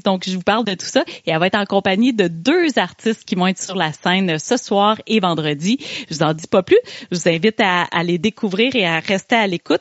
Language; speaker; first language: French; native; French